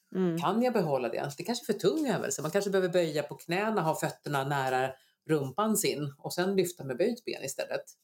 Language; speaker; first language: Swedish; native; Swedish